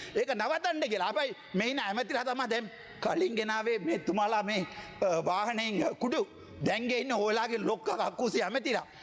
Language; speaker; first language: Sinhala; non-native, local second language; Tamil